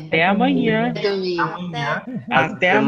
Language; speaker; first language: Portuguese; native; Portuguese